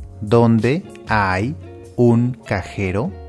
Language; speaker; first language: Spanish; non-native, fluent; English